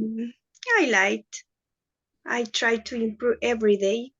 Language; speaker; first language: English; non-native, learner; Spanish